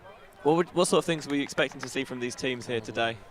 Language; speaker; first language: English; native; English